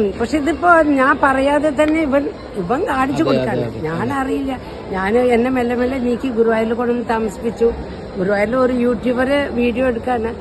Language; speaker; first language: Malayalam; early bilingual, heritage; Malayalam